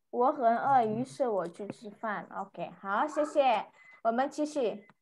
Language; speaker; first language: Chinese; non-native, fluent; Indonesian